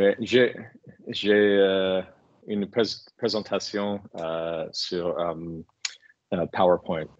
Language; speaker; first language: French; non-native, fluent; English